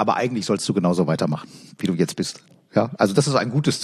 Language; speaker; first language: German; native; German